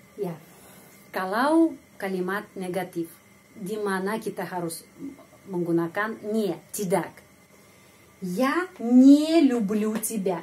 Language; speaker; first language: Indonesian; non-native, fluent; Russian